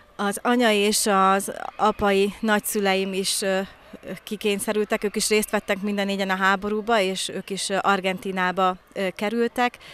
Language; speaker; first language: Hungarian; early bilingual, heritage; Hungarian